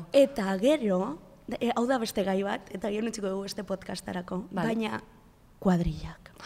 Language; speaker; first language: Basque; non-native, local second language; Spanish